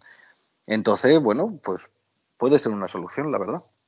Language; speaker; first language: Spanish; native; Spanish